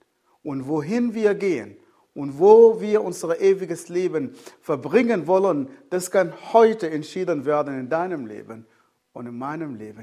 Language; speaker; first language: German; non-native, fluent; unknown